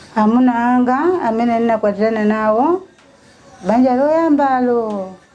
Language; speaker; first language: Nyanja; non-native, local second language; Tumbuka